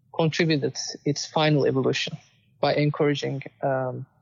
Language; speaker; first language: English; non-native, fluent; Turkish